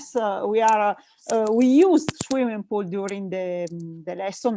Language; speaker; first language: English; non-native, learner; Italian